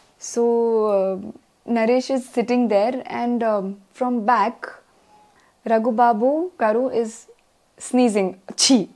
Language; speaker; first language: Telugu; non-native, learner; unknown